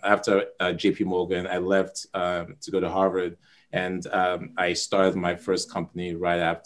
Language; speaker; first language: English; non-native, local second language; Igbo